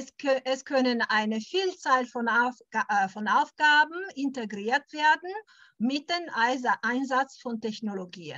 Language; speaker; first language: German; early bilingual, heritage; German